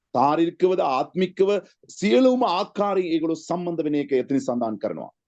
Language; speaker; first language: Sinhala; native; Sinhala